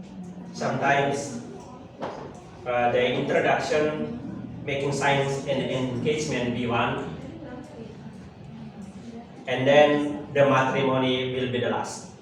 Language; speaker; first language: English; non-native, learner; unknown